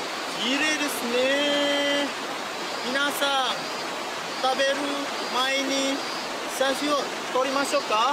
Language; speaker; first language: Japanese; non-native, learner; Malay